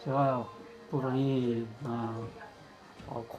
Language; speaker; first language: Chinese; non-native, learner; Spanish